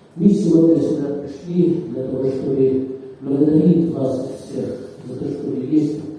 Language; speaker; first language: Russian; non-native, fluent; Arabic